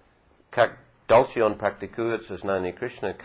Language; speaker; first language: Russian; non-native, fluent; English